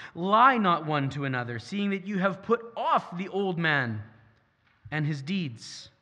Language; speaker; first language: English; native; English